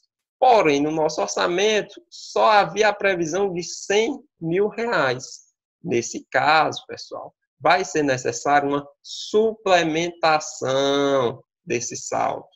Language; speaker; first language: Portuguese; native; Portuguese